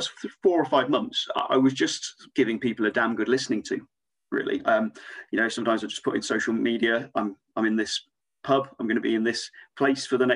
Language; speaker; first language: English; native; English